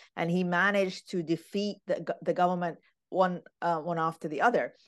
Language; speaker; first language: English; non-native, fluent; Arabic